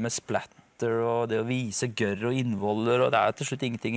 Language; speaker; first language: Norwegian; native; Norwegian